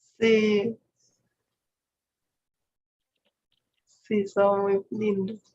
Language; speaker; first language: Spanish; non-native, fluent; German